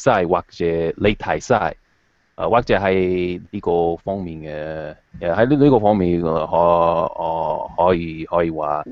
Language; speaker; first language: Cantonese; non-native, fluent; English